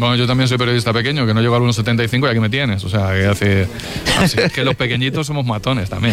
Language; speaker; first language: Spanish; native; Spanish